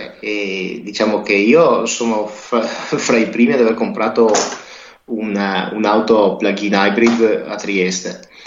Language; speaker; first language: Italian; native; Italian